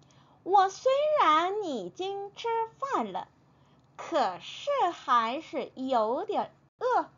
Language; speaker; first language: Chinese; non-native, fluent; Korean